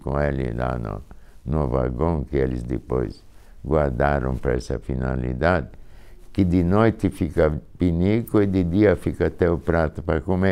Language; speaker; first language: Portuguese; non-native, fluent; Hungarian